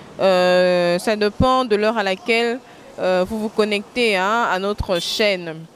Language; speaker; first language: French; non-native, local second language; Lingala